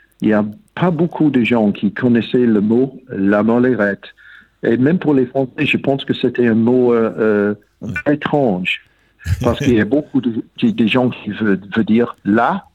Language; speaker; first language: French; non-native, learner; English